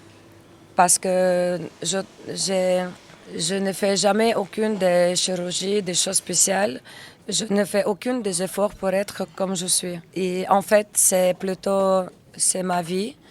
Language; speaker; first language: French; non-native, learner; Russian